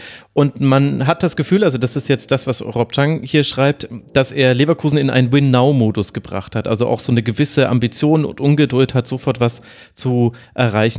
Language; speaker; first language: German; native; German